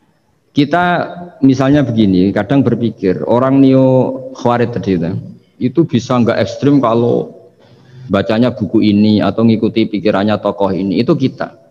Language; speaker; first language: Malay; non-native, local second language; Javanese